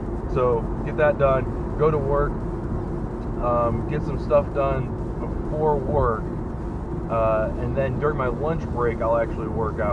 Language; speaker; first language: English; native; English